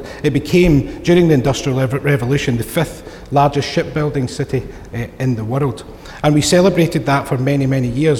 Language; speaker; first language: English; native; English